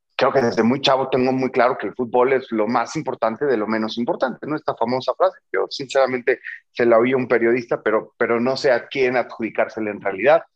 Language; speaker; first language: Spanish; native; Spanish